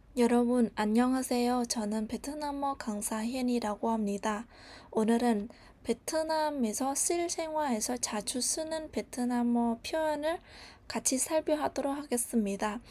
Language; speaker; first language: Korean; non-native, learner; Vietnamese